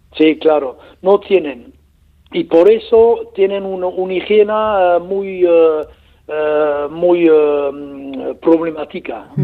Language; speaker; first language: Spanish; non-native, learner; French